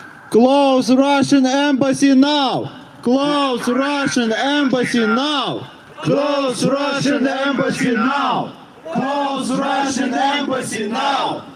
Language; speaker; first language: English; non-native, learner; Ukrainian